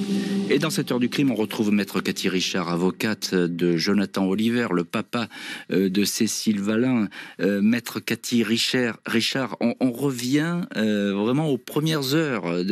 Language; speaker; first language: French; native; French